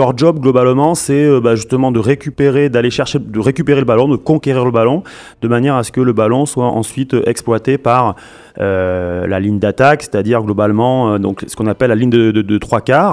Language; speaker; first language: French; native; French